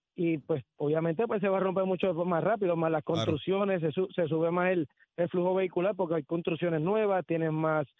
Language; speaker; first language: Spanish; native; Spanish